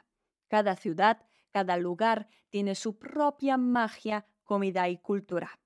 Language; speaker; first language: Spanish; non-native, fluent; Polish